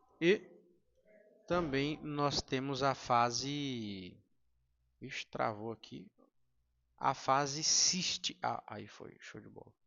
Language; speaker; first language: Portuguese; native; Portuguese